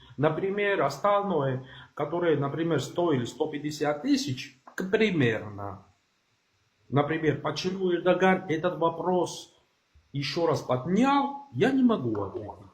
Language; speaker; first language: Russian; non-native, local second language; Georgian